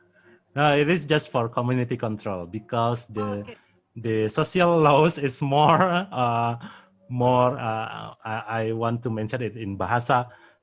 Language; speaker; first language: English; non-native, fluent; Indonesian